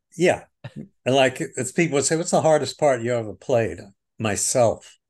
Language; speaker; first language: English; native; English